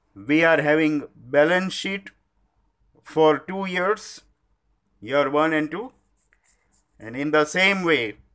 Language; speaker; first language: English; non-native, local second language; Gujarati